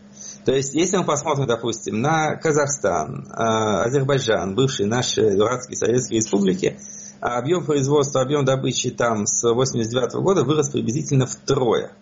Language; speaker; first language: Russian; native; Russian